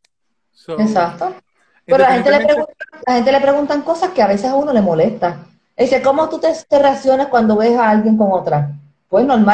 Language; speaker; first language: Spanish; native; Spanish